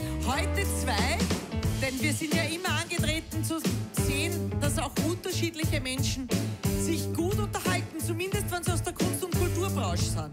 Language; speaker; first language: German; native; German